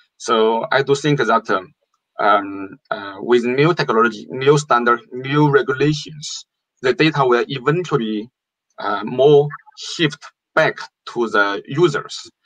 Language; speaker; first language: English; non-native, fluent; Chinese